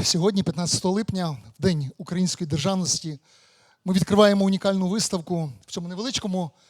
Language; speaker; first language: Ukrainian; native; Ukrainian